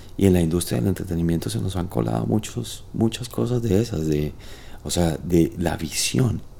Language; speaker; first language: Spanish; native; Spanish